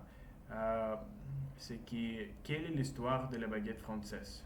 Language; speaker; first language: French; non-native, learner; Russian